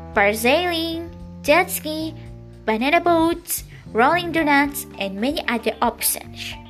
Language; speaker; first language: English; non-native, learner; Indonesian